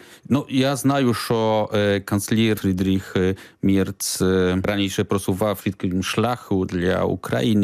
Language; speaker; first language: Ukrainian; non-native, learner; Polish